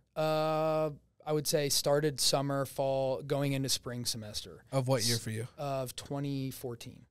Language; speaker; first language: English; native; English